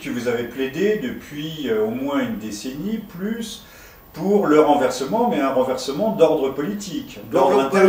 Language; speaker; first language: French; native; French